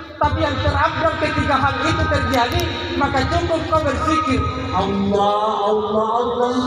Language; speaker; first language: Indonesian; non-native, local second language; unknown